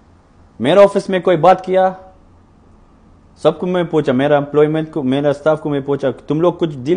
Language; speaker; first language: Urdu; non-native, learner; Arabic